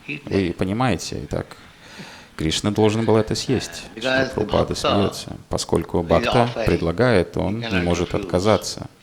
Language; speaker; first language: Russian; native; Russian